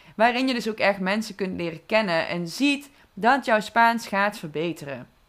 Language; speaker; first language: Dutch; native; Dutch